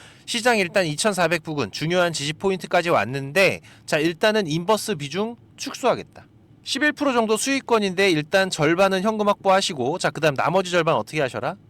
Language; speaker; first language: Korean; native; Korean